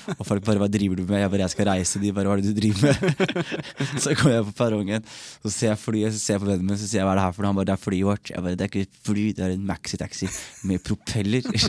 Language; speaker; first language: Norwegian; early bilingual, other home language; Somali